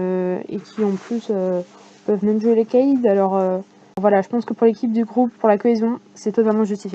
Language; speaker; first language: French; native; French